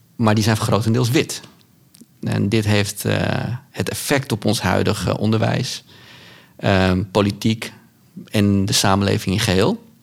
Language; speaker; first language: Dutch; early bilingual, other home language; Sranan Tongo